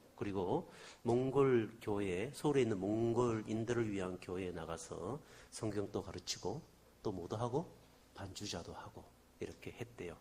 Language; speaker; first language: Korean; native; Korean